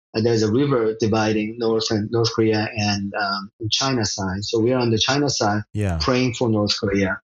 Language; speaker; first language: English; early bilingual, other home language; Korean